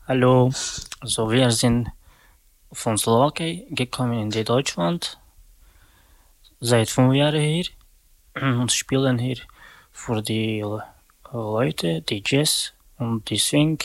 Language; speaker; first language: German; non-native, learner; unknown